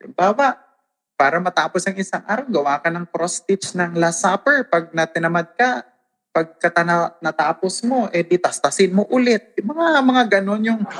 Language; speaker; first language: Filipino; non-native, local second language; Waray